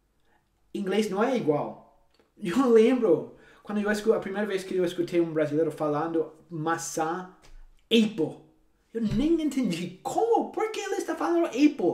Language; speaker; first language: Portuguese; non-native, fluent; English